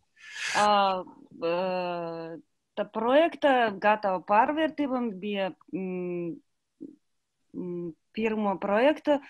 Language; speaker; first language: Latvian; non-native, learner; Kazakh